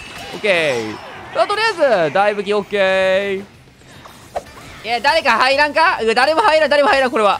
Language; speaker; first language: Japanese; native; Japanese